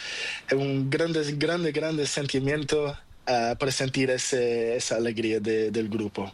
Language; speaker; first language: Spanish; non-native, learner; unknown